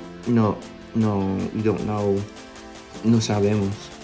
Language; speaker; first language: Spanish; non-native, fluent; Filipino